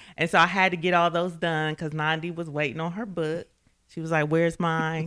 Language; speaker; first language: English; native; English